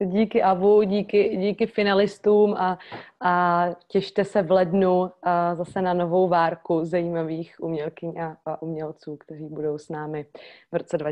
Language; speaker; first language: Czech; native; Czech